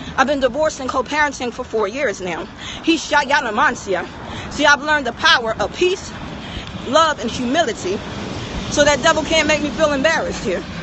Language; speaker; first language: English; native; English